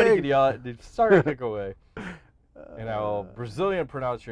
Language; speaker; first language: English; native; English